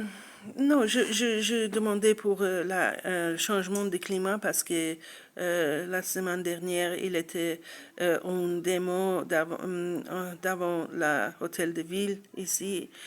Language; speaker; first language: French; non-native, learner; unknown